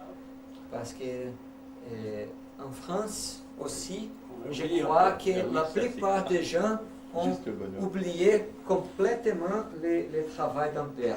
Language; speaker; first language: French; non-native, learner; Portuguese